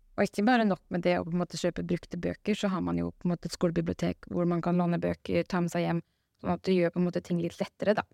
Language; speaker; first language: Norwegian; native; Norwegian